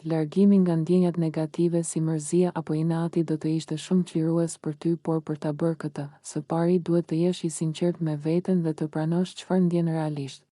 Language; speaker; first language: Albanian; native; Albanian